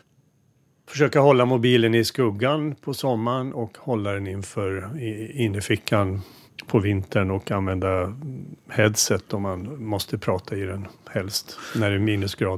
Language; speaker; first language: Swedish; native; Swedish